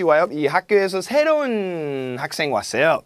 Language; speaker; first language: Korean; non-native, fluent; English